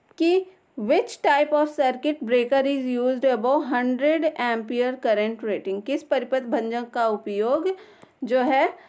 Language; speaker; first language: Hindi; native; Hindi